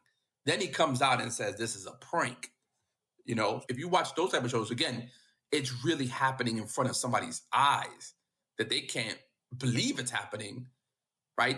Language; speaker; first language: English; native; English